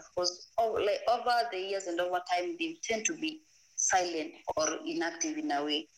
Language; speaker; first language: English; non-native, local second language; Masai